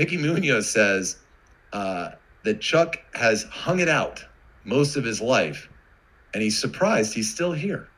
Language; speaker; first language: English; native; English